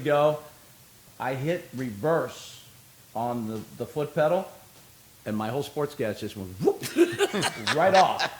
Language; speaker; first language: English; native; English